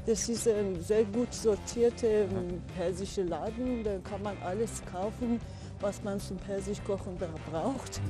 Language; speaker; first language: German; non-native, learner; Persian